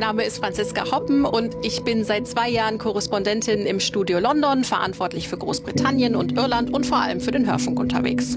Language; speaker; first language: German; native; German